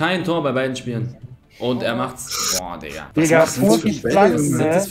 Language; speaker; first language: German; native; German